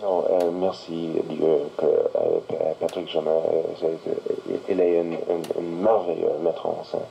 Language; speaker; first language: French; non-native, learner; English